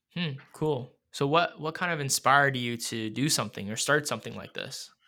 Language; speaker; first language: English; native; English